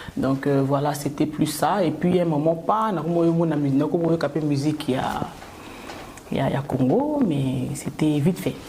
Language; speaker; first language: French; non-native, local second language; Lingala